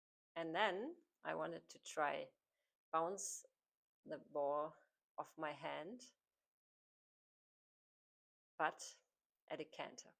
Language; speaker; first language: English; non-native, fluent; German